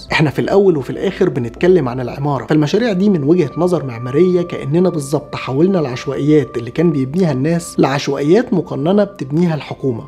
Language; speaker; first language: Arabic; native; Arabic